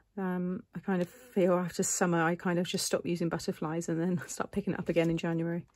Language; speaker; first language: English; native; English